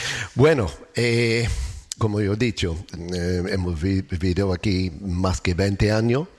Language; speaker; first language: Spanish; non-native, learner; English